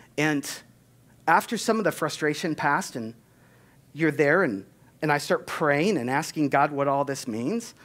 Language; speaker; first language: English; native; English